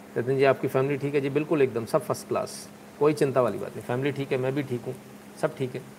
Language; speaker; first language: Hindi; native; Hindi